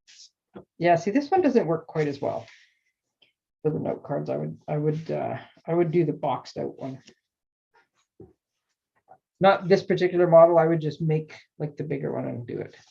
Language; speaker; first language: English; native; English